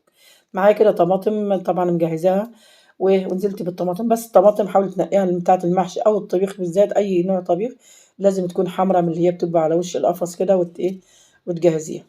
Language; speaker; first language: Arabic; native; Arabic